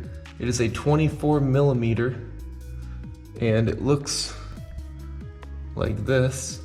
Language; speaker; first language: English; native; English